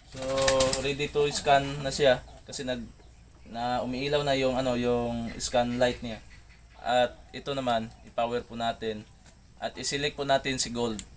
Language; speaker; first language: Filipino; non-native, local second language; Cebuano